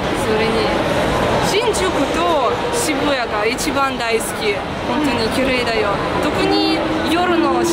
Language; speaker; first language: Japanese; non-native, learner; Russian